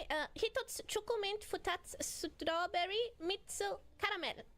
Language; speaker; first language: Japanese; non-native, learner; English